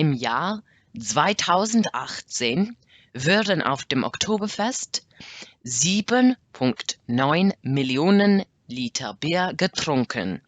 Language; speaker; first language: German; non-native, learner; English